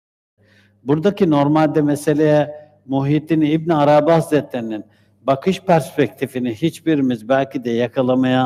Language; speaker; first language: Turkish; native; Turkish